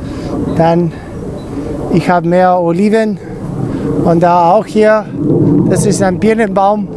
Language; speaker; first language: German; non-native, fluent; Italian